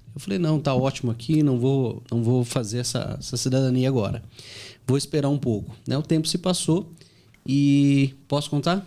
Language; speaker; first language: Portuguese; native; Portuguese